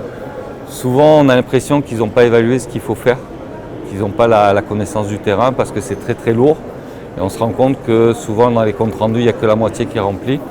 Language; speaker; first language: French; native; French